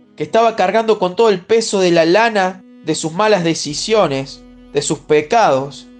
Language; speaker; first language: Spanish; native; Spanish